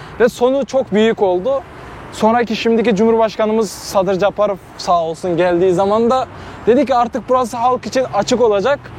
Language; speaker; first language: Turkish; non-native, fluent; Kyrgyz